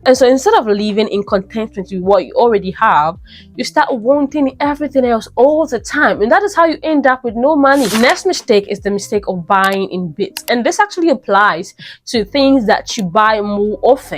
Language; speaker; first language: English; native; English